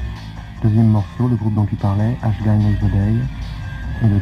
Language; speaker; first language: French; native; French